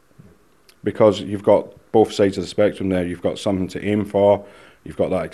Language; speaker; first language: English; native; English